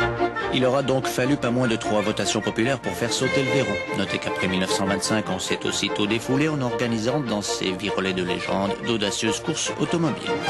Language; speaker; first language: French; native; French